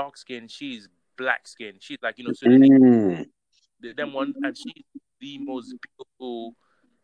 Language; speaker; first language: English; non-native, local second language; Yoruba